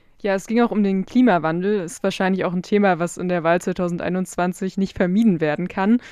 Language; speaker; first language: German; native; German